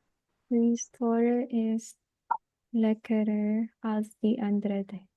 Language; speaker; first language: German; non-native, learner; Filipino